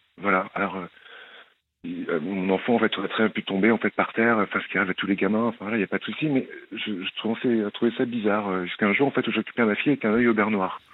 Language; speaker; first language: French; native; French